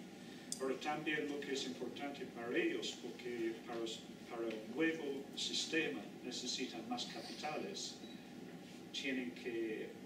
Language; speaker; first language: Spanish; non-native, fluent; English